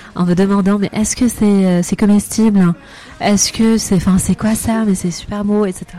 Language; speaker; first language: French; non-native, fluent; Arabic